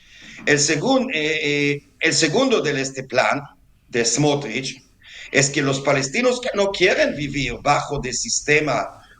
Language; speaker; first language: Spanish; non-native, fluent; Hebrew